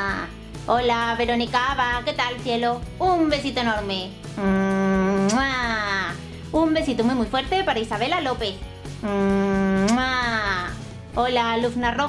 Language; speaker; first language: Spanish; native; Spanish